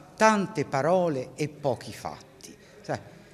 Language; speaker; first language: Italian; native; Italian